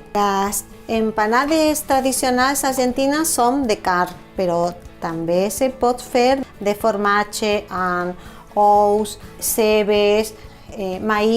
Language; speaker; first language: Catalan; non-native, fluent; Spanish